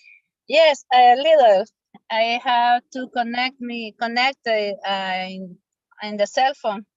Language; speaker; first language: English; non-native, learner; Spanish